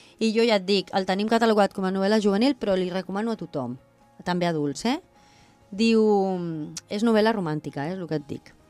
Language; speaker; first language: Catalan; non-native, local second language; Spanish